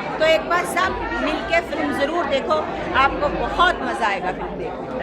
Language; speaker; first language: Hindi; non-native, local second language; Punjabi